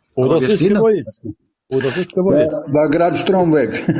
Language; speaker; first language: German; non-native, fluent; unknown